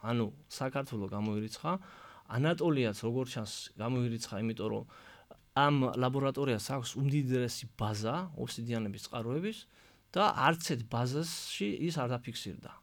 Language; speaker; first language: Georgian; native; Georgian